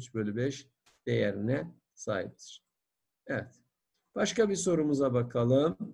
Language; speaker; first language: Turkish; native; Turkish